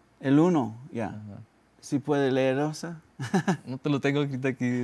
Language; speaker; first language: Spanish; early bilingual, heritage; Spanish